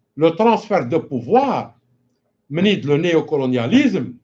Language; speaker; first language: French; non-native, local second language; Arabic